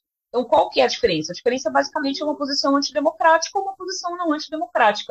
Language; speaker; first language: Portuguese; native; Portuguese